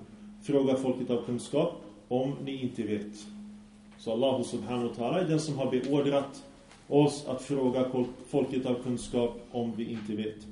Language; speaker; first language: Swedish; early bilingual, other home language; Arabic